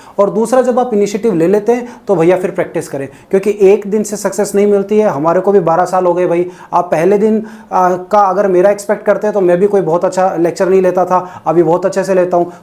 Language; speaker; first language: Hindi; native; Hindi